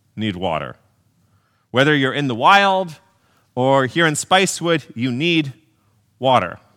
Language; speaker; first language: English; native; English